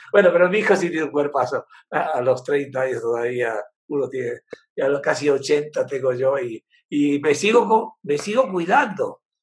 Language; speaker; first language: Spanish; native; Spanish